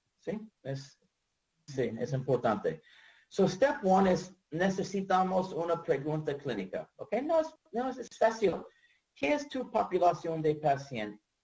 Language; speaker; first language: Spanish; non-native, learner; English